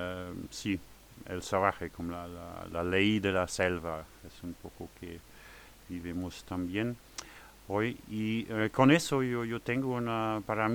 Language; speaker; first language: Spanish; non-native, fluent; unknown